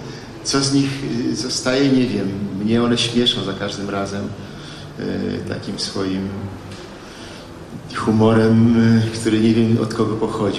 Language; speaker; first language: Polish; native; Polish